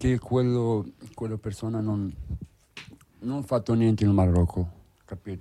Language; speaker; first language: Italian; non-native, learner; Arabic